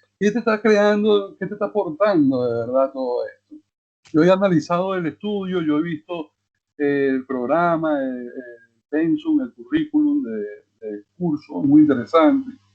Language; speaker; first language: Spanish; native; Spanish